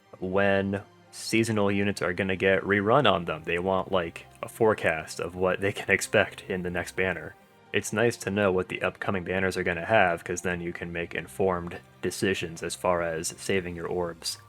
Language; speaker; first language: English; native; English